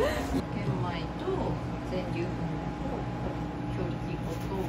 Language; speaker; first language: Japanese; native; Japanese